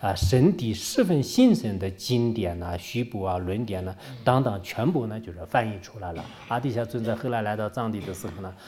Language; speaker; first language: Chinese; non-native, local second language; Tibetan